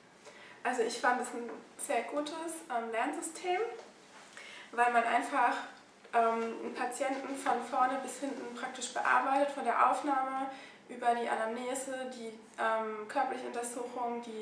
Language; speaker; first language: German; native; German